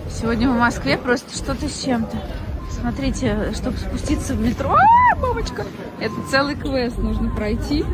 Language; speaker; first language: Russian; non-native, fluent; Uzbek